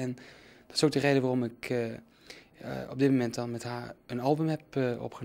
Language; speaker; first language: Dutch; native; Dutch